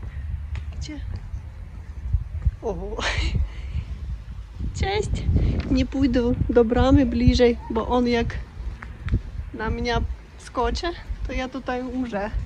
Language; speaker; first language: Polish; non-native, learner; Russian